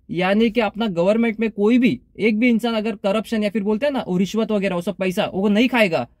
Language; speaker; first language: Hindi; non-native, local second language; Marathi